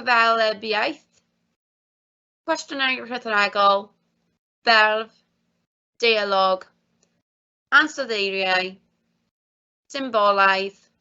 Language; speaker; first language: Welsh; non-native, fluent; English